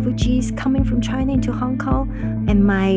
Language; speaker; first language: English; non-native, local second language; Cantonese